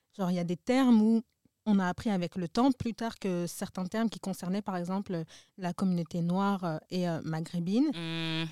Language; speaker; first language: French; native; French